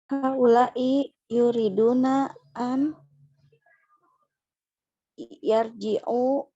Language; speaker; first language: Arabic; non-native, learner; Indonesian